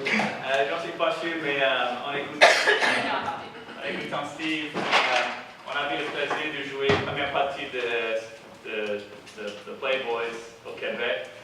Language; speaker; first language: French; early bilingual, heritage; English